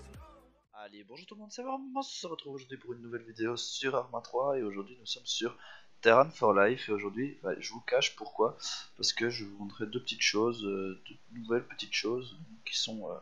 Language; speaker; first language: French; native; French